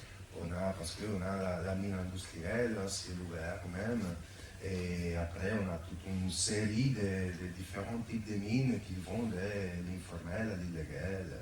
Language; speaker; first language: French; non-native, fluent; Italian